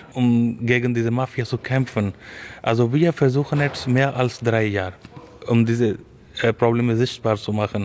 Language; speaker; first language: German; non-native, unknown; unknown